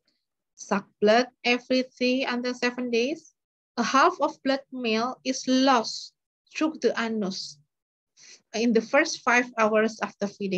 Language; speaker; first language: English; non-native, learner; Indonesian